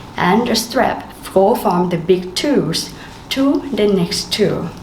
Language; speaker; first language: English; non-native, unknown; Thai